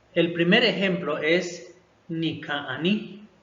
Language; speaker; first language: Spanish; non-native, local second language; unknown